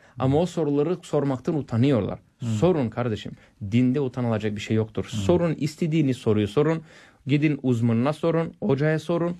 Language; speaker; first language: Turkish; non-native, fluent; English